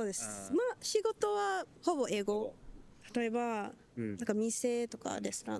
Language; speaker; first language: Japanese; non-native, fluent; English